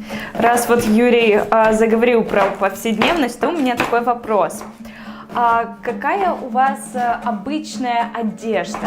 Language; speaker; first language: Russian; native; Russian